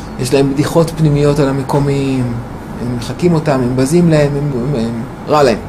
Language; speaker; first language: Hebrew; native; Hebrew